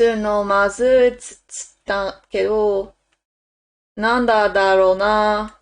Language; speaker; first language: Japanese; non-native, learner; English